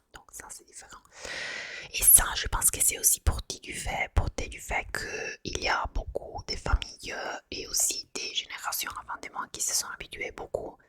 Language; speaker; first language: French; non-native, fluent; Italian